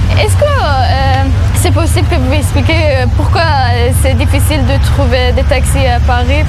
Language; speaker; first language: French; non-native, learner; Persian